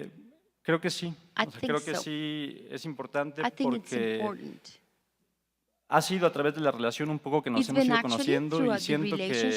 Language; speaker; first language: Spanish; native; Spanish